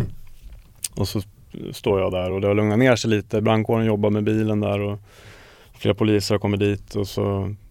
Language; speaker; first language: Swedish; native; Swedish